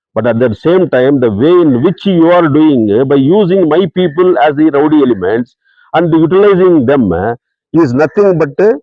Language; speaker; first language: English; non-native, local second language; Tamil